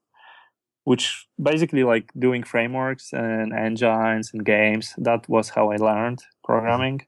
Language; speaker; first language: English; non-native, fluent; Polish